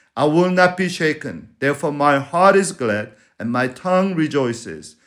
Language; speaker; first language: English; non-native, fluent; Spanish